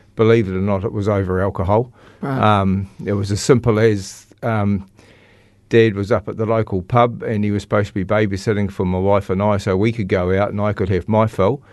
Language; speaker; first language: English; native; English